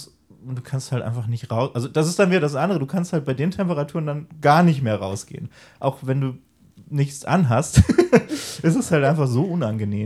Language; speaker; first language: German; native; German